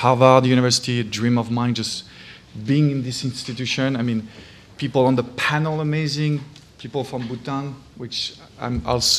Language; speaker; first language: English; non-native, fluent; French